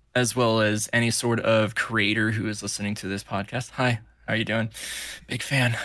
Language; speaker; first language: English; native; English